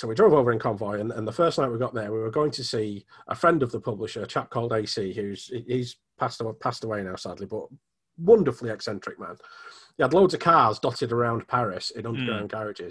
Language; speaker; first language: English; native; English